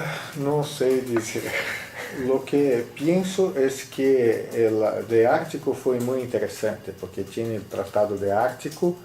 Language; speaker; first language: Spanish; non-native, fluent; Portuguese